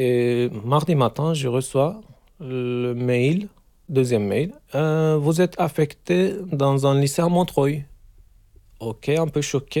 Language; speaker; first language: French; non-native, learner; Turkish